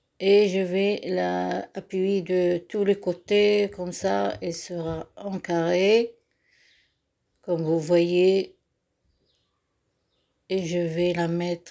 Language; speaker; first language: French; non-native, local second language; Arabic